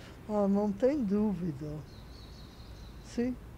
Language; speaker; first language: Portuguese; non-native, fluent; Hungarian